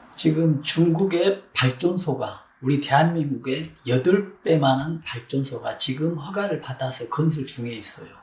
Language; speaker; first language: Korean; native; Korean